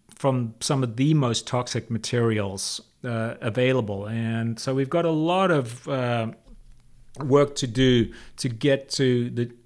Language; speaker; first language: English; native; English